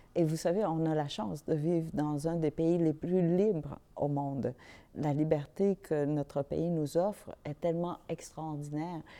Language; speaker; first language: French; early bilingual, other home language; Vietnamese